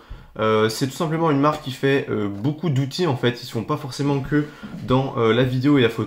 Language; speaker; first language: French; native; French